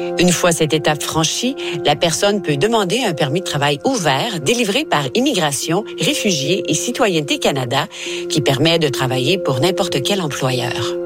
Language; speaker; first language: French; native; French